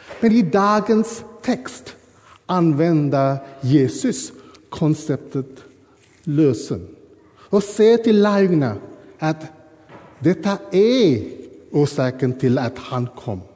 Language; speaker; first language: Swedish; non-native, fluent; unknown